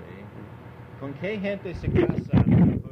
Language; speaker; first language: Spanish; non-native, learner; English